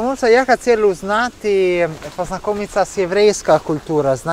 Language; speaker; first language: Russian; non-native, fluent; Italian